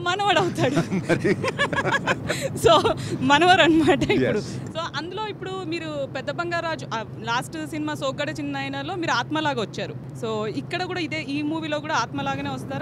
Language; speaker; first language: Telugu; native; Telugu